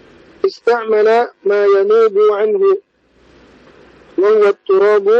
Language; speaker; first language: Arabic; non-native, learner; Indonesian